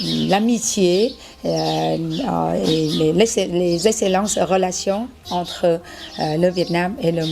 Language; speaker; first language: French; non-native, fluent; Vietnamese